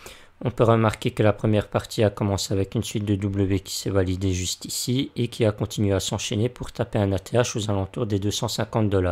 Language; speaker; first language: French; native; French